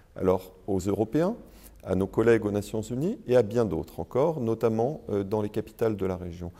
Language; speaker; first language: French; native; French